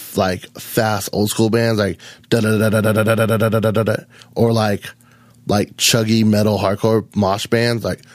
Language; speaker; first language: English; native; English